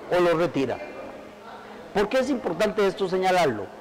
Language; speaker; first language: Spanish; native; Spanish